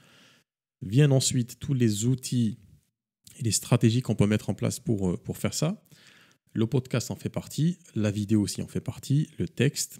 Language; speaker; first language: French; native; French